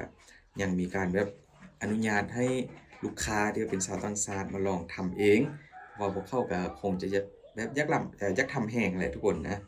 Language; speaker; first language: Thai; non-native, local second language; Northeastern Thai